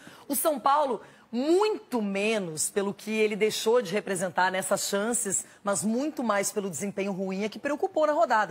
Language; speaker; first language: Portuguese; native; Portuguese